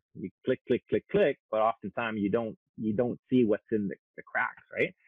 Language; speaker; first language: English; non-native, fluent; French